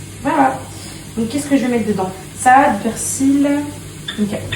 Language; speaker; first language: French; native; French